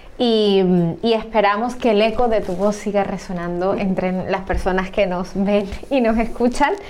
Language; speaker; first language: Spanish; native; Spanish